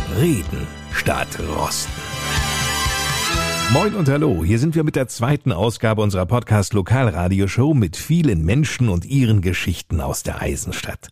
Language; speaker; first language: German; native; German